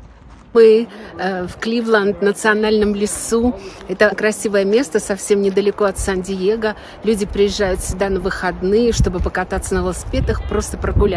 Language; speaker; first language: Russian; native; Russian